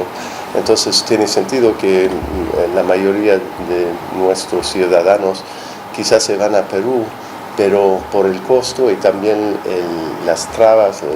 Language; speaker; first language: Spanish; non-native, fluent; English